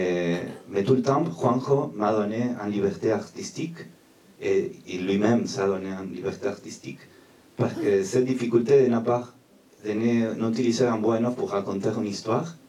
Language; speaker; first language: French; non-native, fluent; Spanish